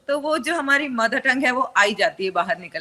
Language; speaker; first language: Hindi; native; Hindi